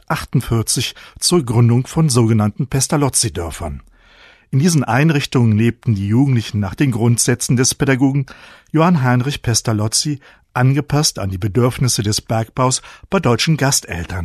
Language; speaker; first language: German; native; German